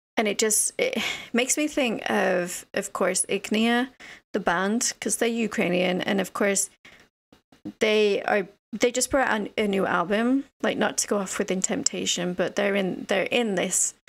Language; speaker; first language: English; native; English